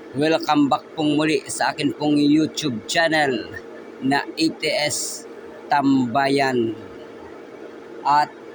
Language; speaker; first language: Filipino; non-native, local second language; Bikol